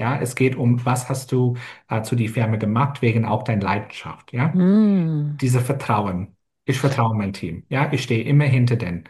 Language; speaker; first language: German; non-native, fluent; English